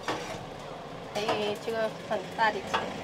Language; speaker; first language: Chinese; non-native, fluent; Indonesian